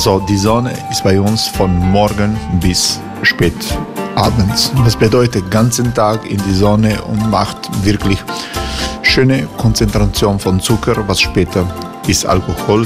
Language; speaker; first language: German; non-native, fluent; Croatian